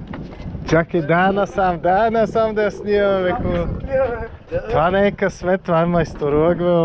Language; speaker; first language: Bulgarian; native; Bulgarian